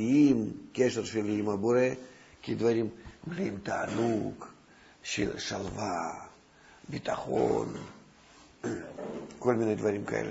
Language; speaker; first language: Hebrew; non-native, fluent; Russian